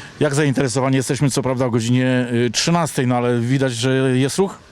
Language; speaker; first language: Polish; native; Polish